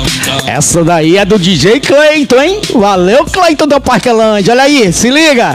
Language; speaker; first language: Portuguese; native; Portuguese